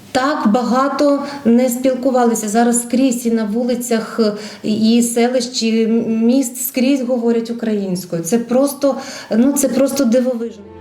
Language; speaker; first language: Ukrainian; non-native, local second language; Bulgarian